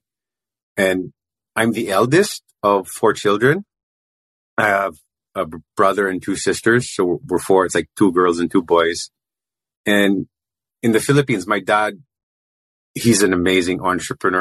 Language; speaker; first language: English; non-native, local second language; Filipino